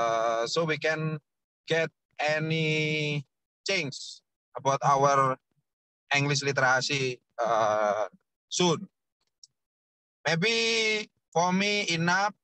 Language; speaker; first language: English; non-native, learner; Indonesian